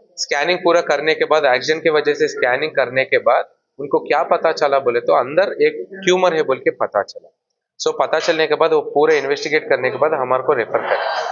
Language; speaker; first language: Hindi; non-native, local second language; Telugu